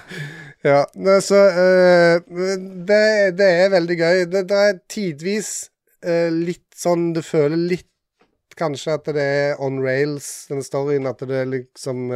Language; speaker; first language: Norwegian; native; Norwegian